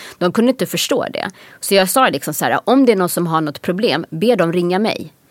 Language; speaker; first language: Swedish; native; Swedish